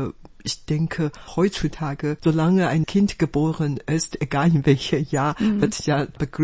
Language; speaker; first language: German; non-native, fluent; Chinese